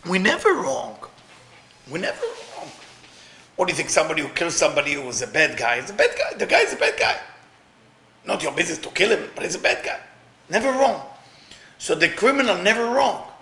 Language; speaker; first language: English; non-native, fluent; Hebrew